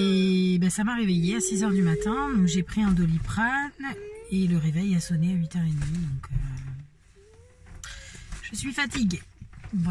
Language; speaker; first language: French; native; French